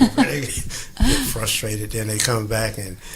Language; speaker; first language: English; native; English